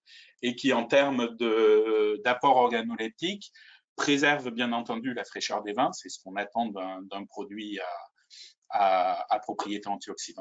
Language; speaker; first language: French; native; French